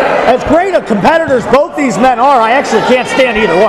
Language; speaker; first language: English; native; English